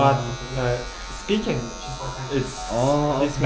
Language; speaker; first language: English; non-native, learner; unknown